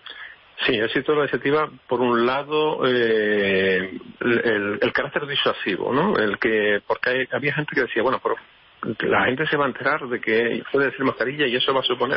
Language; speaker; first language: Spanish; native; Spanish